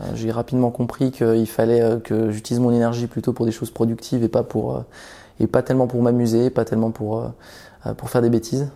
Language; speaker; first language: French; early bilingual, other home language; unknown